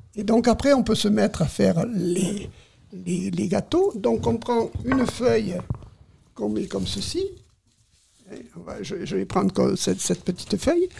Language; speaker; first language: French; native; French